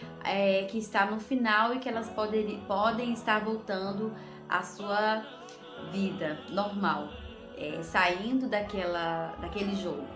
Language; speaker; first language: Portuguese; native; Portuguese